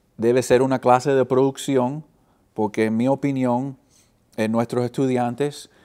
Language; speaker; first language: Spanish; early bilingual, heritage; Spanish